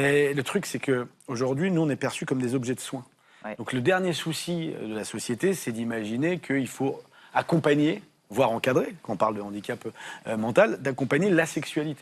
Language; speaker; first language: French; native; French